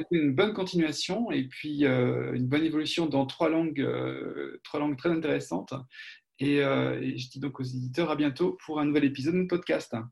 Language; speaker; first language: French; native; French